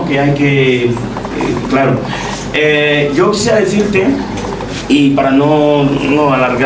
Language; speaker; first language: Spanish; non-native, fluent; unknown